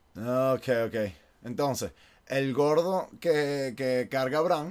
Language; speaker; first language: Spanish; early bilingual, heritage; Spanish